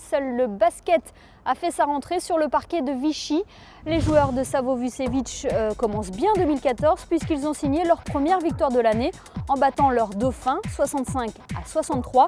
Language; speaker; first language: French; native; French